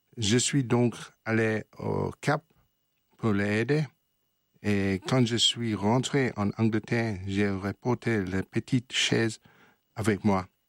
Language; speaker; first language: French; non-native, fluent; English